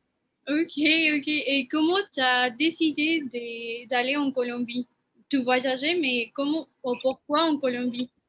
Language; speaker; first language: French; non-native, fluent; Spanish